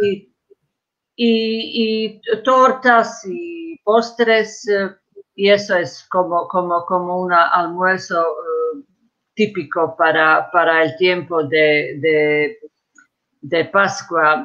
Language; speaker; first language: Spanish; non-native, fluent; Croatian